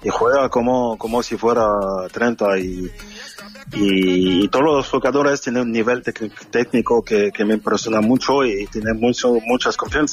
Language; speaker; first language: Spanish; non-native, fluent; French